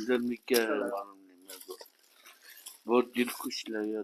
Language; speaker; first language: Hindi; non-native, local second language; Tibetan